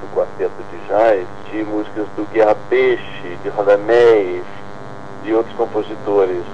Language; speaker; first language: Portuguese; non-native, fluent; English